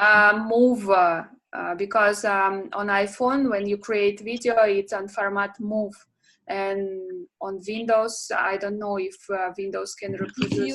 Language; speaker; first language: English; non-native, learner; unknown